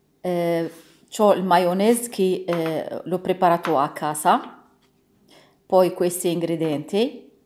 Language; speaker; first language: Italian; non-native, learner; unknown